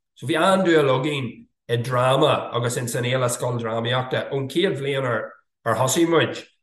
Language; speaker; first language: Irish; non-native, fluent; English